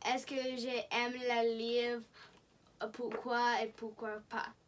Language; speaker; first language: French; non-native, local second language; English